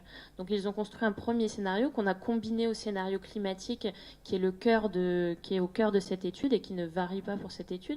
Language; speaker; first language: French; native; French